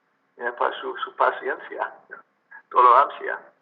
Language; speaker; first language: Spanish; non-native, learner; English